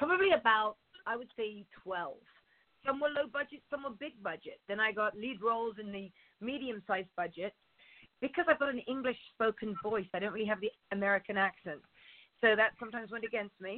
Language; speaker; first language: English; native; English